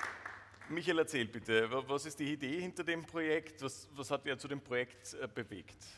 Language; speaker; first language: German; native; German